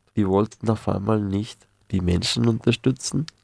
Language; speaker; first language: German; non-native, fluent; Spanish